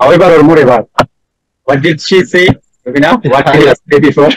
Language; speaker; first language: English; non-native, learner; Bangla